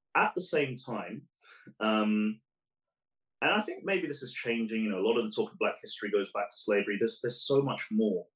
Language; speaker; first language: English; early bilingual, other home language; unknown